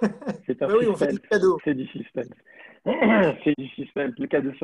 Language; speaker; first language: French; native; French